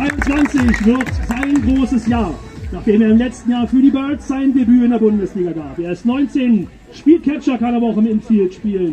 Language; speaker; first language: German; native; German